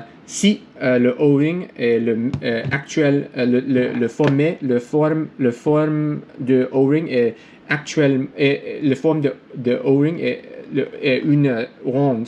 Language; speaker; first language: French; non-native, learner; English